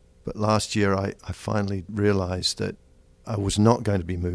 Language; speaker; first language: English; native; English